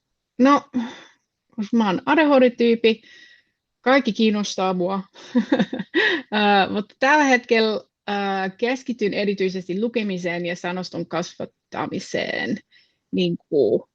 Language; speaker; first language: Finnish; non-native, fluent; English